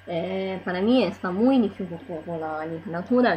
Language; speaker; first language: Spanish; non-native, learner; Italian